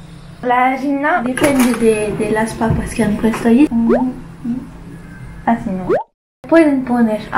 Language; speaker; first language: Spanish; early bilingual, heritage; Spanish